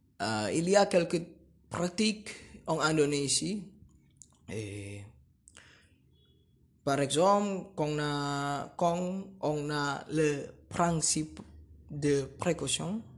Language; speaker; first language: French; non-native, learner; Indonesian